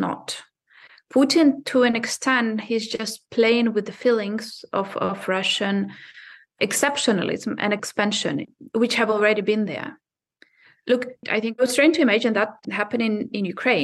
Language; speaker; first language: English; non-native, fluent; Ukrainian